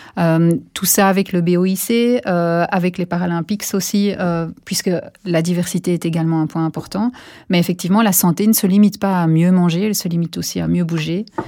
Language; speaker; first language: French; native; French